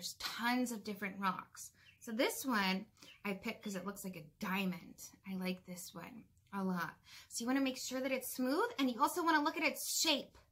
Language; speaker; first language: English; native; English